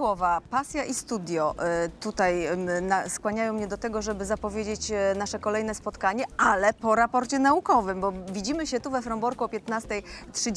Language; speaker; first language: Polish; native; Polish